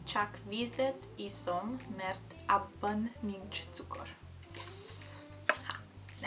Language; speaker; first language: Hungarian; non-native, learner; Italian